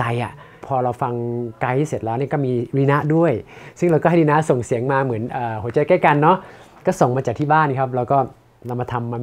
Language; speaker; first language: Thai; native; Thai